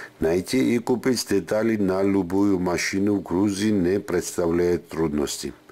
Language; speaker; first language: Russian; non-native, fluent; Georgian